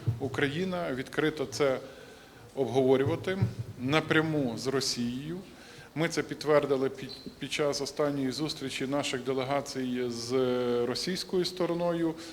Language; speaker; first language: Ukrainian; native; Ukrainian